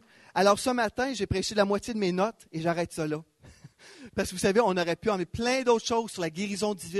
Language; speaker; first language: French; native; French